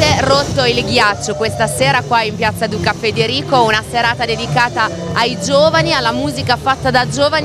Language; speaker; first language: Italian; native; Italian